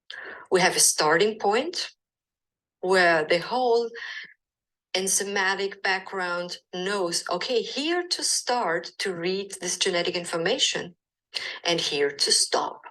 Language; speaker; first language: English; non-native, fluent; German